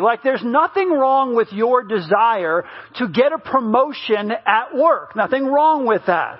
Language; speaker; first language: English; native; English